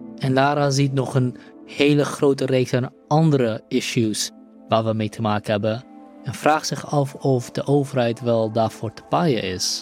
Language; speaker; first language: Dutch; native; Dutch